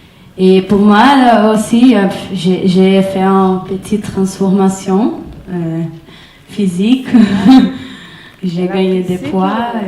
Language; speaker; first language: French; non-native, fluent; Portuguese